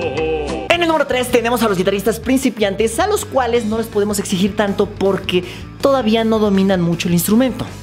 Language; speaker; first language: Spanish; native; Spanish